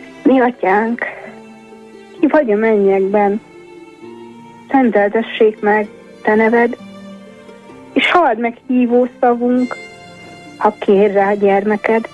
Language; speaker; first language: Hungarian; native; Hungarian